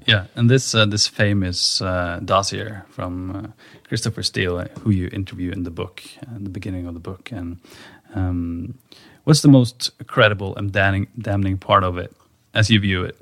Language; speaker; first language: English; non-native, fluent; Norwegian